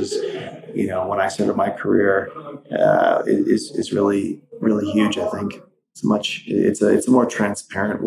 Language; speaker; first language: English; native; English